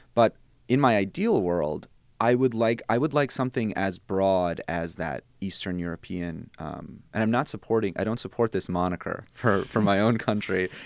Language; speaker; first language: English; early bilingual, other home language; Bosnian